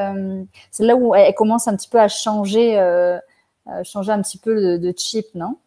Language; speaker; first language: French; native; French